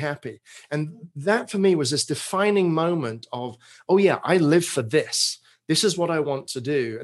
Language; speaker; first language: English; native; English